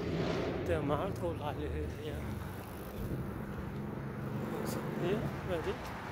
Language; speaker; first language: Danish; non-native, learner; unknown